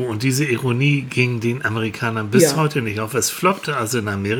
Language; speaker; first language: German; native; German